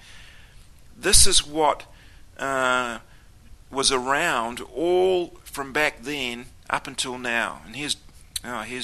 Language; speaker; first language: English; native; English